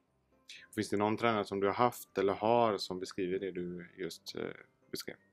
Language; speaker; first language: Swedish; native; Swedish